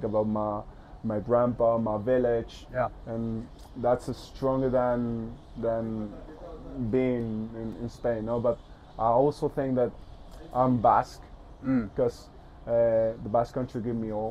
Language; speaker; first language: English; early bilingual, other home language; Spanish